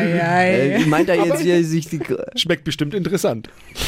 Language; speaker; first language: German; native; German